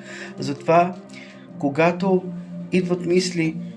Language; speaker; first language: Bulgarian; native; Bulgarian